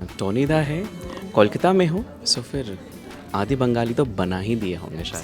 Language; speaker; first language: Hindi; non-native, local second language; Bangla